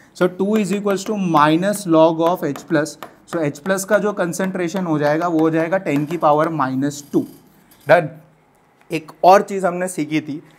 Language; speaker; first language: Hindi; non-native, local second language; Gujarati